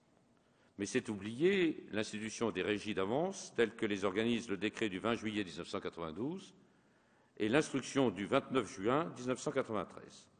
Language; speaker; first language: French; native; French